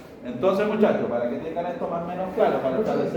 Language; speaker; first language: Spanish; native; Spanish